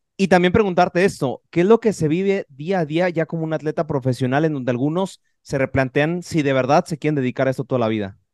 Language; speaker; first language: Spanish; native; Spanish